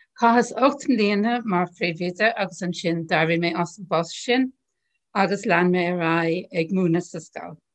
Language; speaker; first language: Irish; non-native, local second language; English